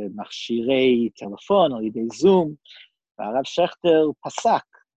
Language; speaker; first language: Hebrew; non-native, fluent; English